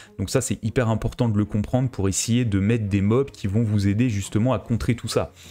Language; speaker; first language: French; native; French